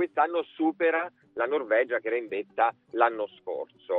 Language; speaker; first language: Italian; native; Italian